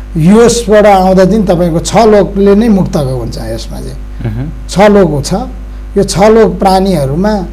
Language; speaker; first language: Nepali; non-native, local second language; Eastern Tamang